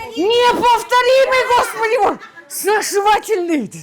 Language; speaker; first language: Russian; non-native, local second language; Kazakh